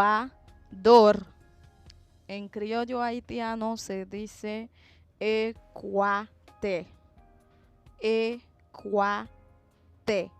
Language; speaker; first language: Spanish; non-native, fluent; Haitian Creole